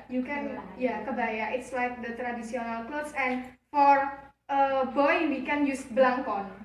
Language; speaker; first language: English; non-native, learner; Javanese